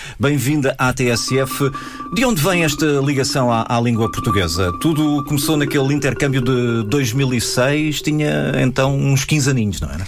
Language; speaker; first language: Portuguese; native; Portuguese